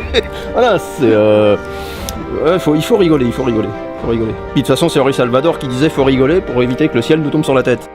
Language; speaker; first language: French; native; French